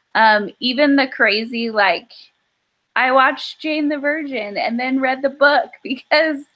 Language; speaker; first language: English; native; English